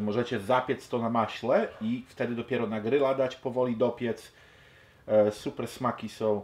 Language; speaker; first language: Polish; early bilingual, heritage; Polish